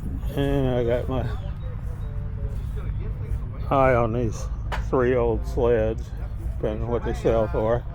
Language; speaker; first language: English; native; English